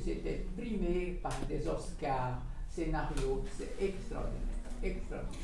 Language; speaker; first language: French; non-native, fluent; Portuguese